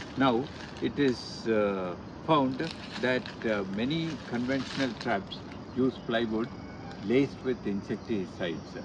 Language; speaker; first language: English; non-native, local second language; Kannada